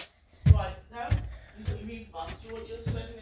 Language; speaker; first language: English; native; English